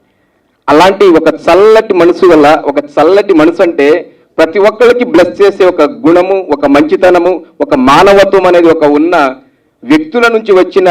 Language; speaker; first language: Telugu; native; Telugu